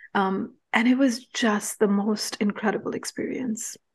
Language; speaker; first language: English; non-native, local second language; Punjabi